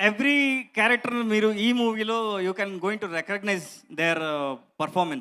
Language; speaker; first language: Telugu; non-native, local second language; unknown